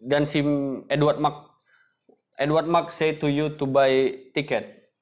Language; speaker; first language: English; non-native, learner; Indonesian